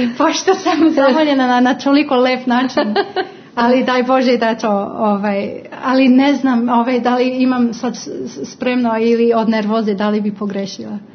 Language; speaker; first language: Croatian; non-native, fluent; English